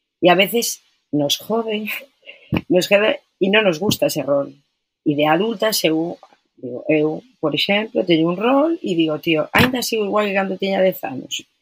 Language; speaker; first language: Galician; non-native, local second language; Spanish